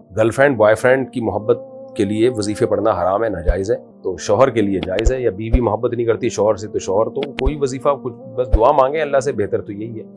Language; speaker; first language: Urdu; native; Urdu